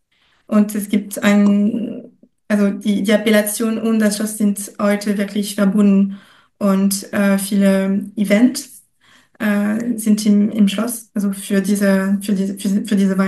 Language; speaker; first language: German; non-native, fluent; French